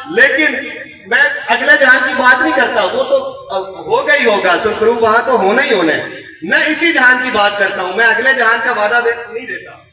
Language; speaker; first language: Urdu; non-native, local second language; Punjabi